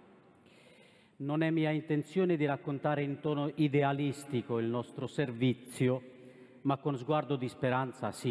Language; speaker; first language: Italian; non-native, fluent; Romanian